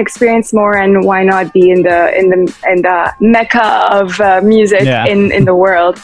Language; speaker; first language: English; early bilingual, heritage; English